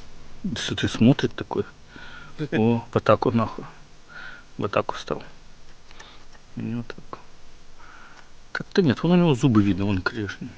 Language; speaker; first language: Russian; non-native, local second language; Ukrainian